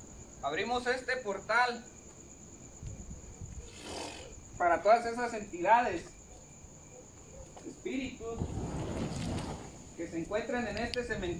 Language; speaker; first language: Spanish; native; Spanish